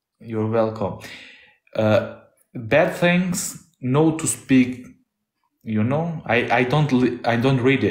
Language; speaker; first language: English; non-native, learner; Albanian